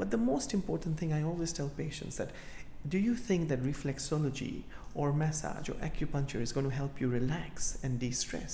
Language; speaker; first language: English; non-native, local second language; Gujarati